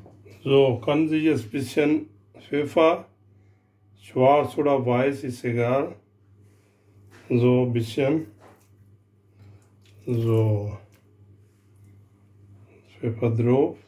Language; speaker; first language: German; non-native, learner; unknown